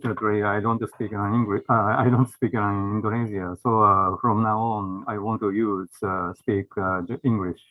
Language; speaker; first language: English; non-native, learner; Japanese